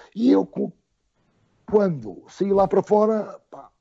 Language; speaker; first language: Portuguese; native; Portuguese